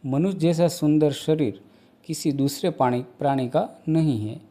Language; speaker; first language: Hindi; non-native, local second language; Gujarati